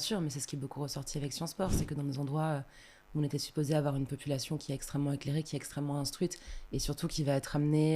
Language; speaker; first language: French; native; French